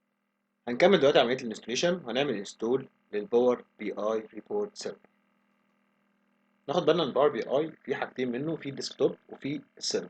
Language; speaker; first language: Arabic; native; Arabic